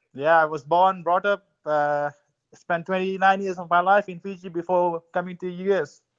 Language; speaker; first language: English; non-native, fluent; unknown